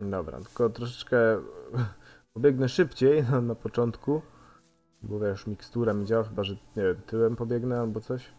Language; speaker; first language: Polish; native; Polish